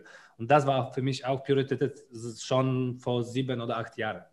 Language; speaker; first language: German; non-native, learner; Polish